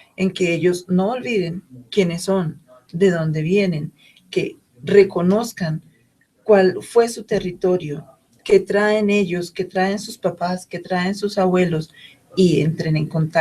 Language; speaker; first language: Spanish; native; Spanish